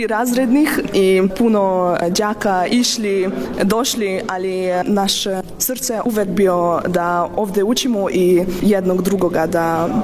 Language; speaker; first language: Serbian; non-native, learner; Hungarian